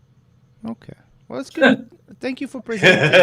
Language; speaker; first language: English; native; English